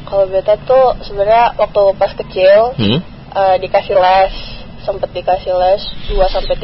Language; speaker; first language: English; non-native, learner; Indonesian